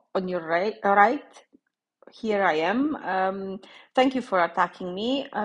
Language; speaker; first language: English; non-native, fluent; Polish